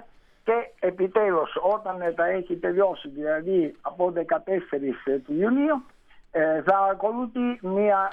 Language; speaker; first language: Greek; non-native, learner; Italian